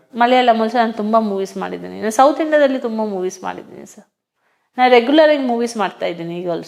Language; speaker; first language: Kannada; non-native, local second language; Hindi